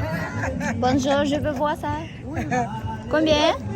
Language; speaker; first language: French; non-native, learner; Kazakh